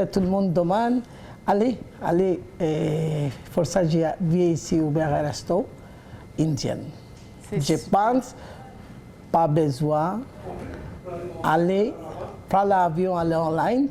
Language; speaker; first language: French; non-native, learner; Bangla